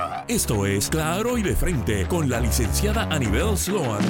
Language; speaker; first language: Spanish; native; Spanish